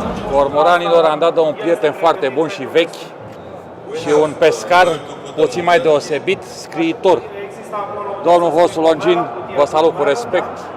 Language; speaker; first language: Romanian; native; Romanian